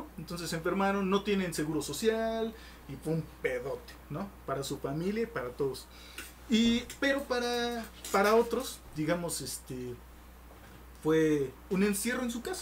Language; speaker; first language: Spanish; native; Spanish